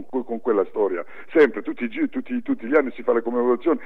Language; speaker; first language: Italian; early bilingual, heritage; French